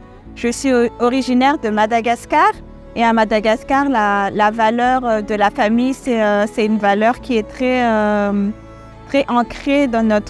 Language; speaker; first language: French; early bilingual, other home language; Malagasy